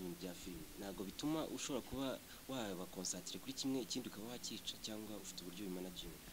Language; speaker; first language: Kinyarwanda; native; Kinyarwanda